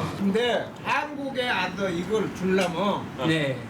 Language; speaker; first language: Korean; non-native, fluent; English